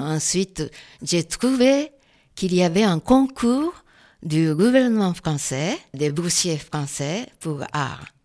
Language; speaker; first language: French; non-native, fluent; Japanese